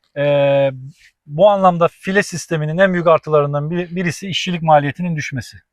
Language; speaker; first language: Turkish; native; Turkish